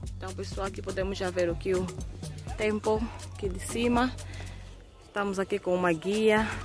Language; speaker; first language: Portuguese; native; Portuguese